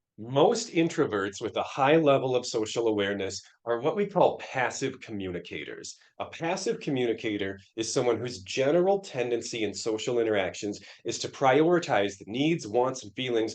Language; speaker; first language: English; native; English